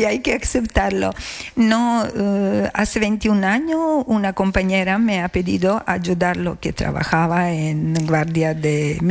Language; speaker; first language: Spanish; non-native, learner; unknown